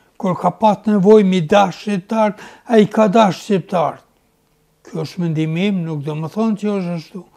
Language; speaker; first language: Albanian; native; Albanian